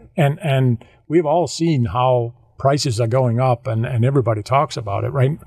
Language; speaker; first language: English; non-native, fluent; Danish